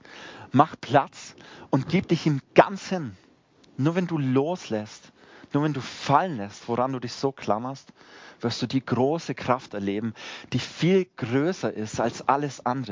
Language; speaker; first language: German; native; German